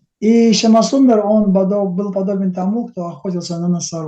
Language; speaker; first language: Russian; native; Russian